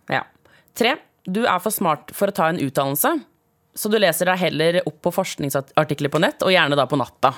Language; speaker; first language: Norwegian; early bilingual, other home language; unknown